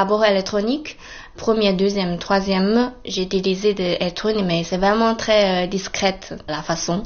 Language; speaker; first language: French; non-native, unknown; Chinese